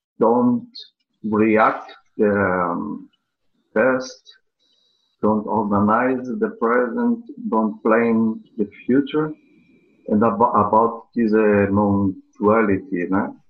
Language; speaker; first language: English; non-native, learner; Portuguese